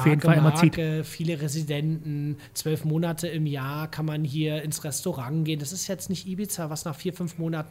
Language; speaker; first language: German; native; German